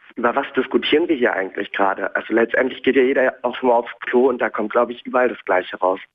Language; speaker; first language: German; native; German